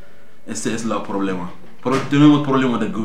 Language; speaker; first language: Spanish; non-native, learner; Wolof